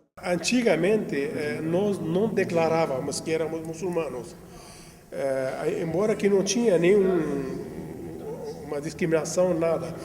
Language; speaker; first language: Portuguese; non-native, fluent; Arabic